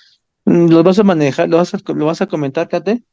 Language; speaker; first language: Spanish; native; Spanish